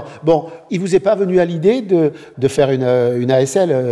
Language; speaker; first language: French; native; French